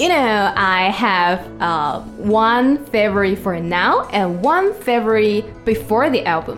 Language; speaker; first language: English; non-native, fluent; Chinese